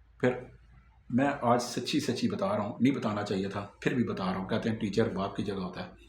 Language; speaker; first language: Urdu; non-native, local second language; Pashto